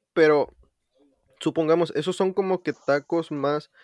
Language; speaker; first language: Spanish; native; Spanish